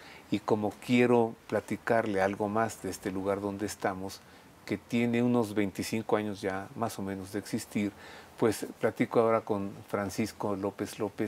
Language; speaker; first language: Spanish; native; Spanish